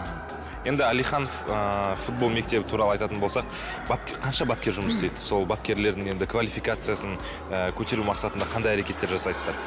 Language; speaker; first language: Kazakh; native; Kazakh